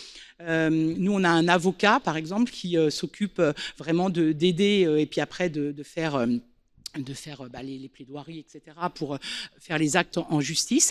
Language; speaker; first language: French; native; French